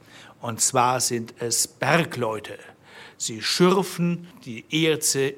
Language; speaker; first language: German; native; German